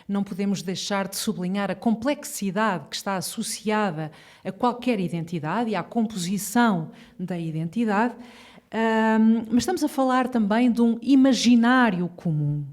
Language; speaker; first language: Portuguese; native; Portuguese